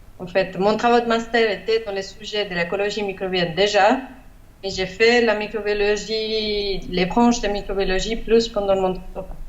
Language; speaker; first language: French; non-native, fluent; Spanish